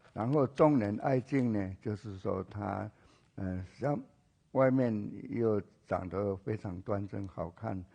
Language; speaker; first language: Chinese; native; Chinese